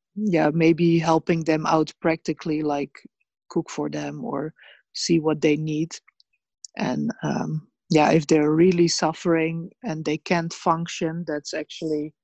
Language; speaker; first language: English; early bilingual, other home language; Bosnian